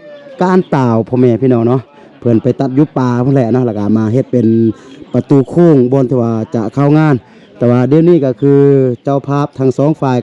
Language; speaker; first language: Thai; non-native, local second language; Lao